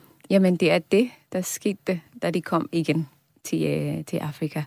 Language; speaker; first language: Danish; non-native, fluent; Swahili